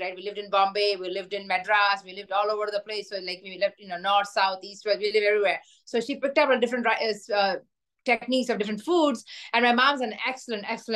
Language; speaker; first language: English; non-native, local second language; Urdu